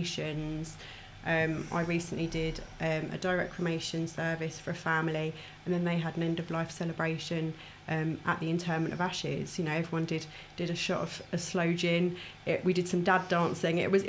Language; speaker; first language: English; native; English